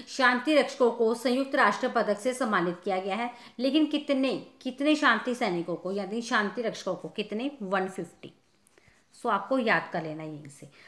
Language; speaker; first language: Hindi; non-native, local second language; Punjabi